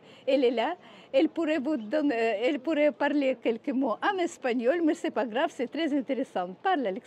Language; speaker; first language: French; non-native, fluent; Russian